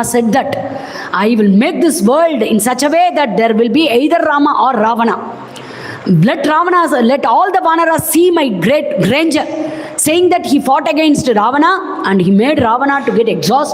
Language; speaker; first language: English; non-native, local second language; Tamil